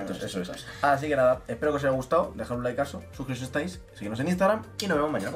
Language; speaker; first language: Spanish; native; Spanish